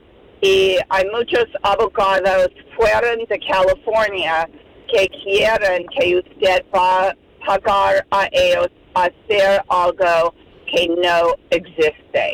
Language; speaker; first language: Spanish; non-native, fluent; English